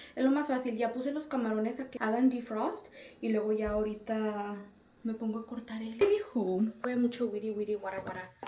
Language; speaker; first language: Spanish; early bilingual, heritage; Spanish